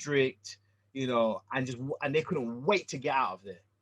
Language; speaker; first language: English; native; English